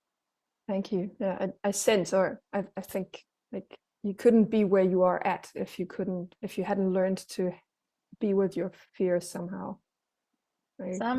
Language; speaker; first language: English; non-native, fluent; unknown